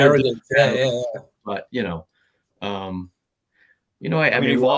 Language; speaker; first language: English; native; English